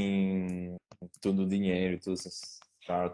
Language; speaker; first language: Portuguese; non-native, learner; Spanish